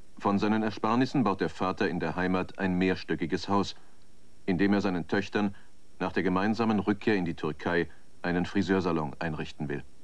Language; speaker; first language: German; native; German